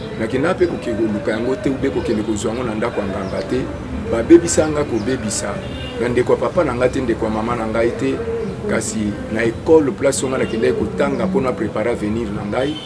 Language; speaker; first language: Lingala; native; Lingala